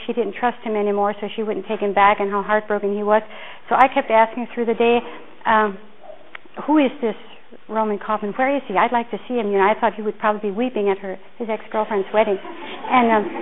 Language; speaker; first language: English; native; English